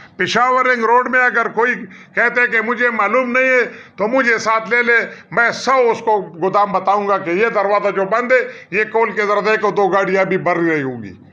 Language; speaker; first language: Urdu; non-native, local second language; Pashto